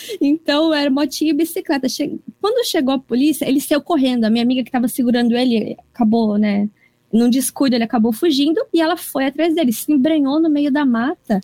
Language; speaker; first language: Portuguese; early bilingual, heritage; Portuguese